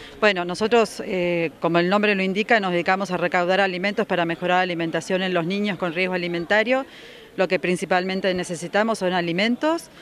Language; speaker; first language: Spanish; native; Spanish